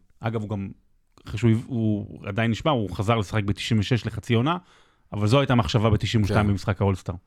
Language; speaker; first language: Hebrew; native; Hebrew